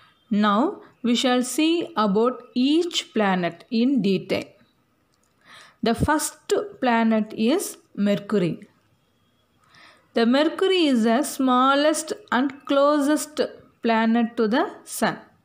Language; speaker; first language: English; non-native, local second language; Tamil